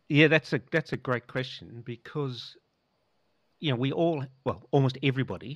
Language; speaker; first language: English; native; English